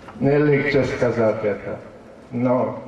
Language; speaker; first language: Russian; non-native, learner; Romanian